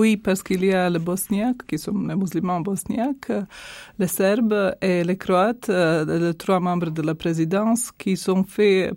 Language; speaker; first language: French; non-native, fluent; Croatian